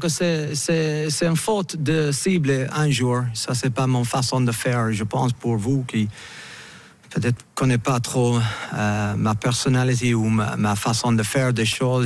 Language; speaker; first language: French; non-native, fluent; English